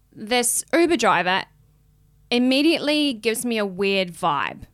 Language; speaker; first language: English; native; English